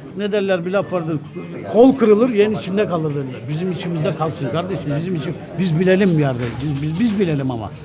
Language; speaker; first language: Turkish; native; Turkish